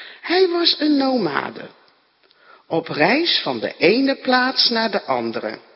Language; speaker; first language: Dutch; native; Dutch